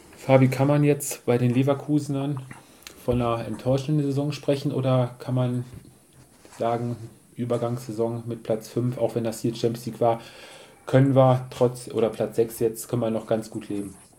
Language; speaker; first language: German; native; German